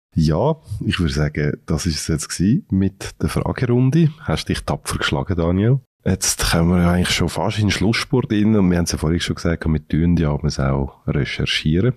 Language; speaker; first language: German; native; German